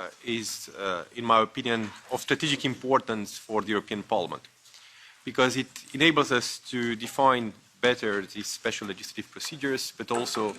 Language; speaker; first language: English; non-native, fluent; Romanian